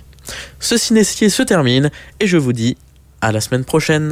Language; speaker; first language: French; native; French